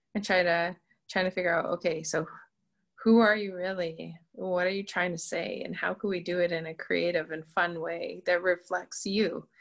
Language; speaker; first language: English; native; English